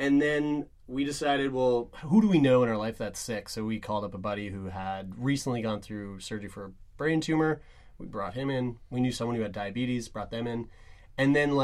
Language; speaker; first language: English; native; English